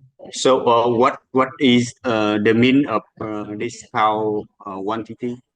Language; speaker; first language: English; non-native, learner; Vietnamese